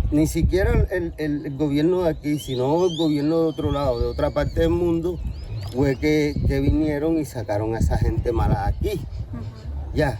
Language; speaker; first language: Spanish; native; Spanish